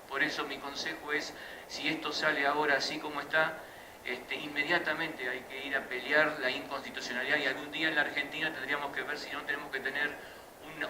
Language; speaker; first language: Spanish; native; Spanish